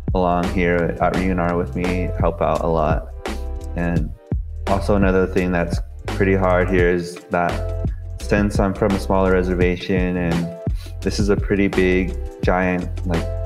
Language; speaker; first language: English; native; English